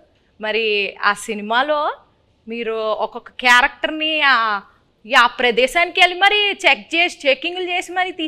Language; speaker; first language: Telugu; native; Telugu